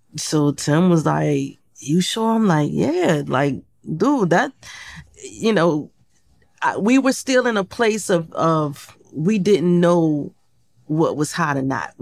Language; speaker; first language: English; native; English